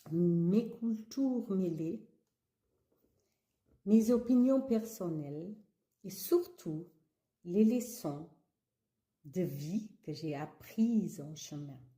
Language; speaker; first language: French; early bilingual, other home language; Kabuverdianu